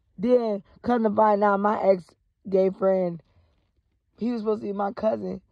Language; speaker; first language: English; native; English